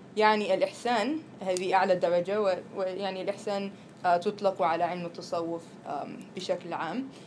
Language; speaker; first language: Arabic; non-native, fluent; English